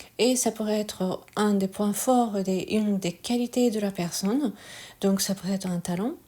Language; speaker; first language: French; non-native, fluent; Japanese